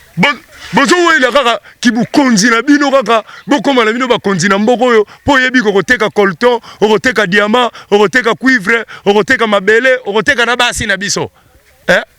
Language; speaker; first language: Lingala; non-native, local second language; Kongo